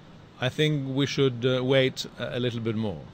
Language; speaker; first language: English; non-native, fluent; Greek